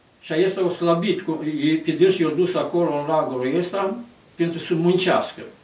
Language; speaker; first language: Romanian; native; Romanian